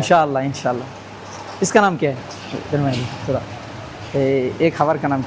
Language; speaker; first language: Hindi; non-native, learner; Bangla